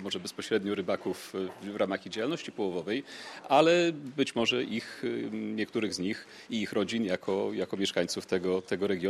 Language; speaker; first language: Polish; native; Polish